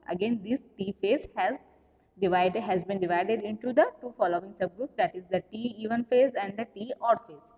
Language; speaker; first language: English; non-native, local second language; Kannada